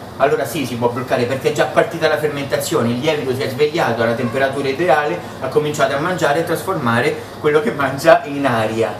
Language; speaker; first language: Italian; early bilingual, heritage; Italian